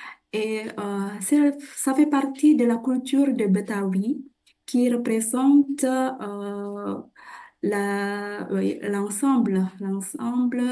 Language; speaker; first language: French; non-native, fluent; Indonesian